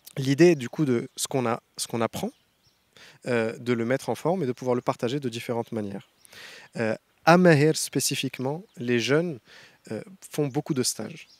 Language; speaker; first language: French; non-native, local second language; Arabic